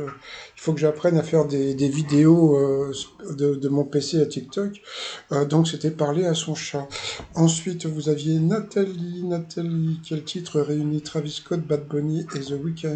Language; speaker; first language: French; native; French